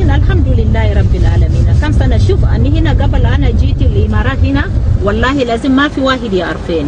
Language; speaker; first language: Arabic; non-native, learner; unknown